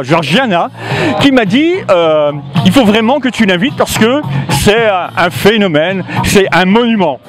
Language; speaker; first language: French; native; French